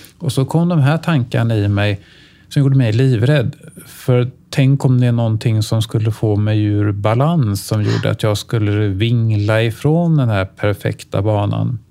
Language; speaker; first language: Swedish; native; Swedish